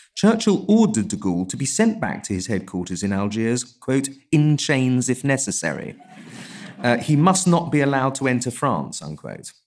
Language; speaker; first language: English; native; English